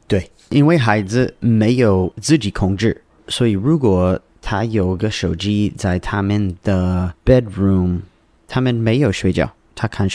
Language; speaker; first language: Chinese; non-native, learner; English